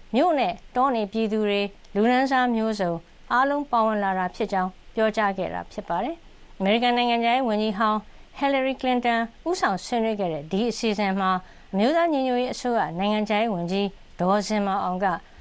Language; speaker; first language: Burmese; native; Burmese